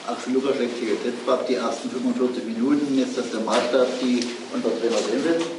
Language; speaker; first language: German; native; German